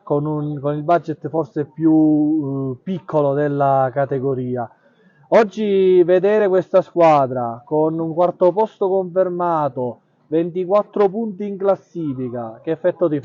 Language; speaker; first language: Italian; native; Italian